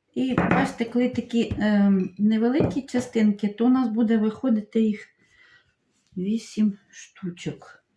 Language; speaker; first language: Ukrainian; non-native, local second language; Russian